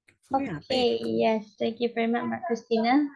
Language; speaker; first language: English; non-native, learner; Indonesian